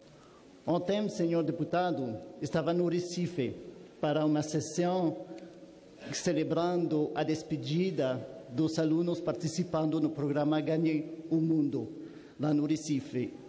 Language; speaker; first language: Portuguese; non-native, fluent; French